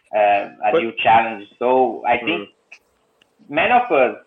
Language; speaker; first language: English; non-native, learner; Portuguese